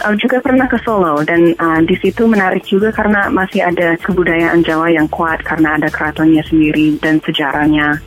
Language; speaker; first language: Indonesian; non-native, fluent; English